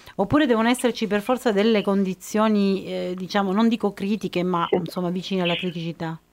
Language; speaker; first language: Italian; native; Italian